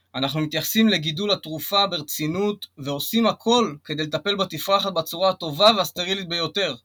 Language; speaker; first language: Hebrew; native; Hebrew